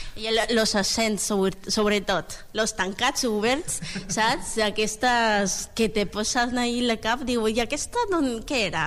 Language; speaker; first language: Catalan; non-native, learner; Spanish